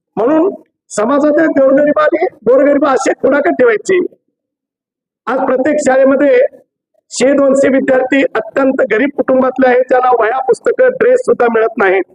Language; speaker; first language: Marathi; native; Marathi